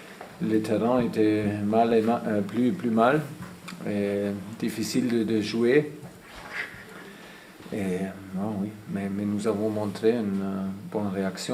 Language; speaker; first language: French; non-native, fluent; German